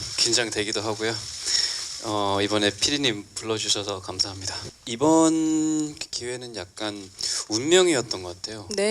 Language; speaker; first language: Korean; non-native, fluent; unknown